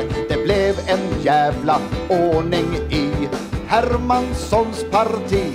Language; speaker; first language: Swedish; native; Swedish